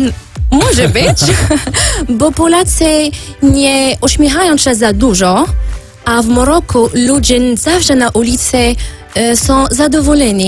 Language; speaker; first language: Polish; non-native, learner; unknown